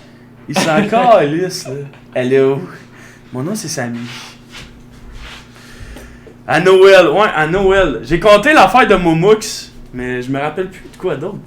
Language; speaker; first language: French; native; French